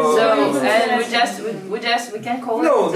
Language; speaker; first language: English; non-native, learner; Russian